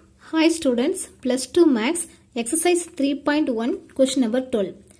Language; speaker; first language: English; non-native, local second language; Tamil